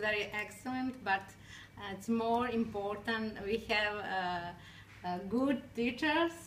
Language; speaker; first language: English; non-native, learner; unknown